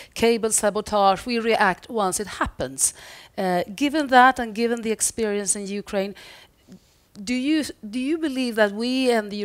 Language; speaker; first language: English; non-native, fluent; Swedish